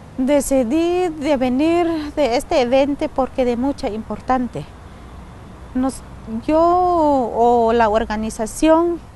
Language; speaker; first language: Spanish; non-native, learner; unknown